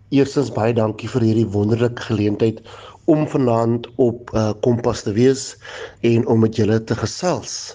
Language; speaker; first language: Afrikaans; native; Afrikaans